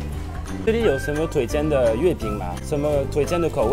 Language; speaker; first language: Chinese; non-native, fluent; French